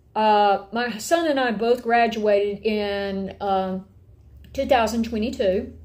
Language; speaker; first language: English; native; English